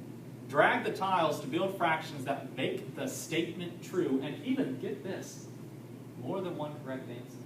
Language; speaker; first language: English; native; English